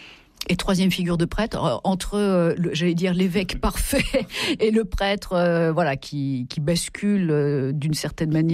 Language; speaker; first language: French; native; French